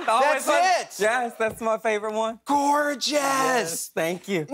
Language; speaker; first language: English; native; English